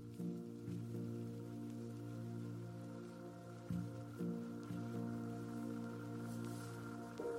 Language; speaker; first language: English; native; English